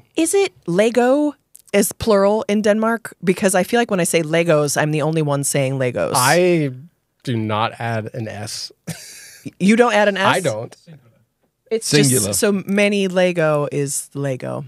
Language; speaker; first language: English; native; English